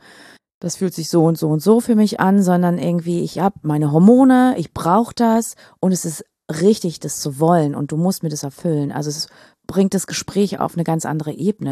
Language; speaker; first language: German; native; German